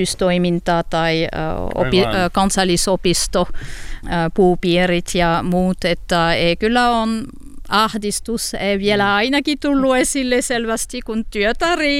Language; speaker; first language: Finnish; non-native, learner; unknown